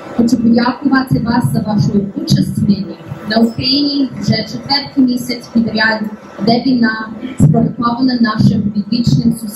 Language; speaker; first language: Ukrainian; early bilingual, heritage; Ukrainian